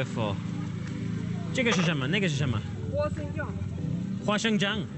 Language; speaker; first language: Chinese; non-native, fluent; English